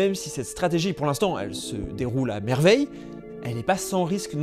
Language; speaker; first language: French; native; French